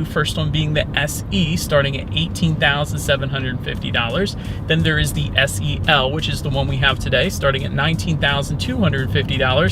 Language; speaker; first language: English; native; English